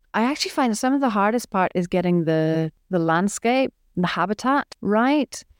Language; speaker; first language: English; native; English